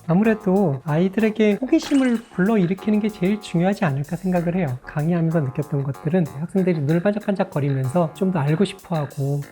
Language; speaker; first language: Korean; native; Korean